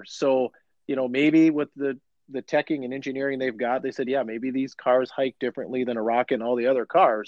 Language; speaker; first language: English; native; English